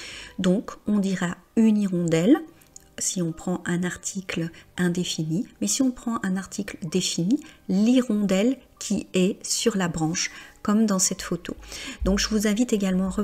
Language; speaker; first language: French; native; French